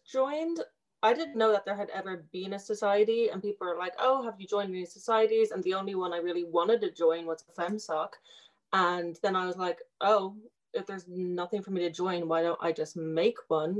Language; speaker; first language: English; native; English